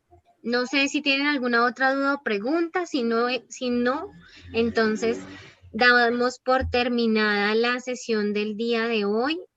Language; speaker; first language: Spanish; native; Spanish